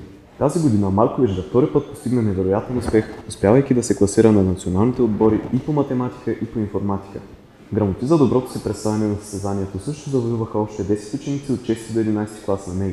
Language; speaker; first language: Bulgarian; native; Bulgarian